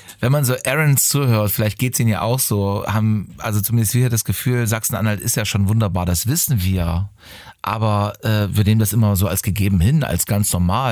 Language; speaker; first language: German; native; German